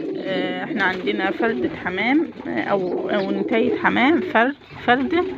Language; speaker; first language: Arabic; native; Arabic